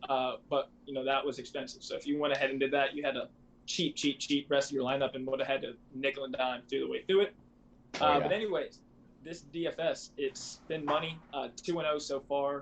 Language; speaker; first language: English; native; English